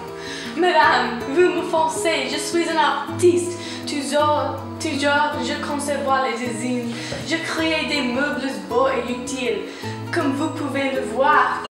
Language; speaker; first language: French; non-native, learner; English